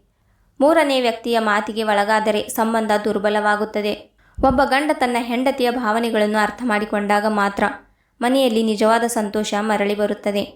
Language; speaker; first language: Kannada; native; Kannada